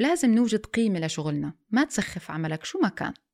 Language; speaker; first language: Arabic; native; Arabic